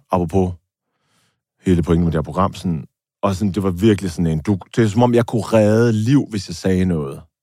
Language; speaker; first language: Danish; native; Danish